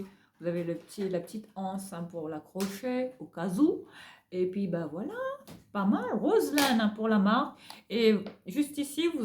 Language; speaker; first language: French; native; French